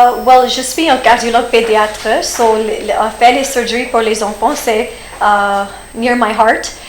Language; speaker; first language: French; early bilingual, heritage; French